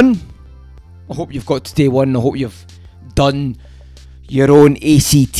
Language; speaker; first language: English; native; English